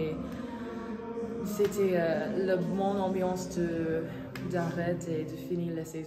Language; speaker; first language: French; non-native, learner; English